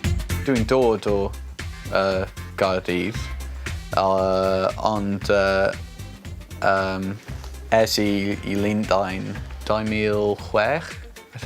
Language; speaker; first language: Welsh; non-native, local second language; English